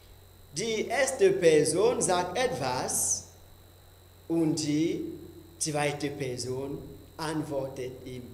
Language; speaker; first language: German; non-native, fluent; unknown